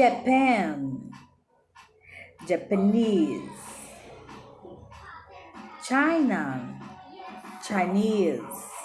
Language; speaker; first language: English; non-native, learner; Portuguese